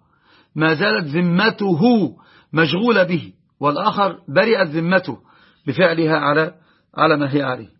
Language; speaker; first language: Arabic; native; Arabic